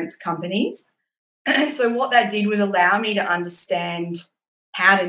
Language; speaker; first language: English; native; English